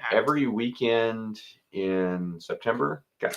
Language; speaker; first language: English; native; English